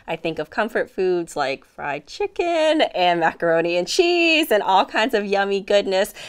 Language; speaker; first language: English; native; English